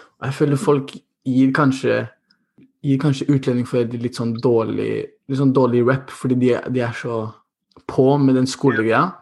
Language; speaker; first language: Norwegian; early bilingual, other home language; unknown